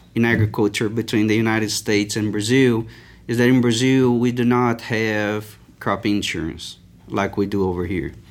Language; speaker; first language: English; non-native, fluent; Portuguese